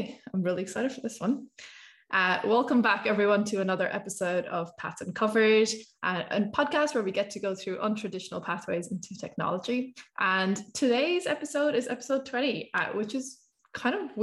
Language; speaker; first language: English; native; English